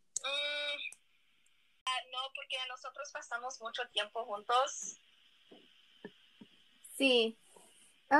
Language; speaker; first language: Spanish; non-native, learner; English